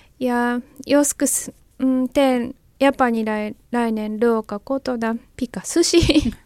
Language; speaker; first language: Finnish; non-native, learner; Japanese